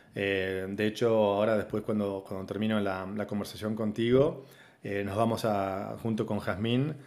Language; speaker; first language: Spanish; native; Spanish